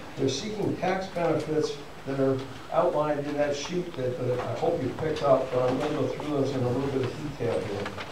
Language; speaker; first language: English; native; English